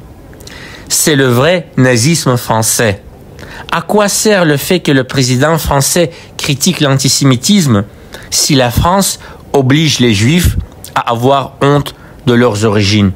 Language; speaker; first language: French; non-native, fluent; Russian